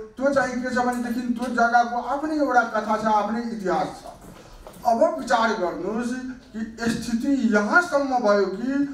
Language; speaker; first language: Nepali; non-native, local second language; Maithili